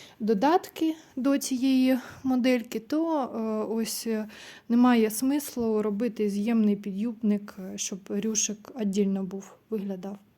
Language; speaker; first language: Ukrainian; non-native, local second language; Russian